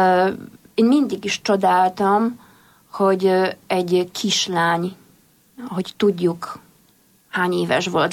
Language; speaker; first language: Hungarian; non-native, fluent; Polish